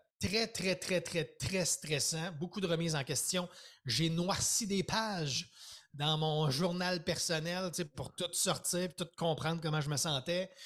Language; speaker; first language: French; native; French